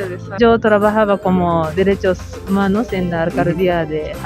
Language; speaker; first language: Spanish; non-native, learner; Japanese